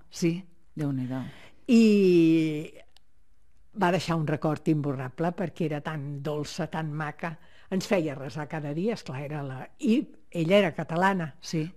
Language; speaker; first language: Catalan; native; Catalan